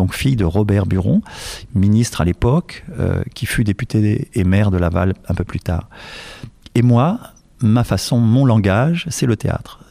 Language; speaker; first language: French; native; French